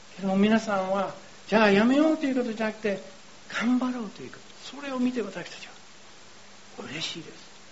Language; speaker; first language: Japanese; non-native, fluent; English